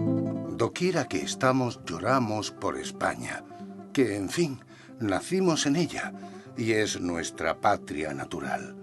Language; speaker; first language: Spanish; native; Spanish